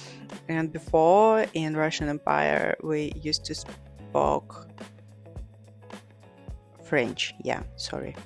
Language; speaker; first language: English; non-native, fluent; Georgian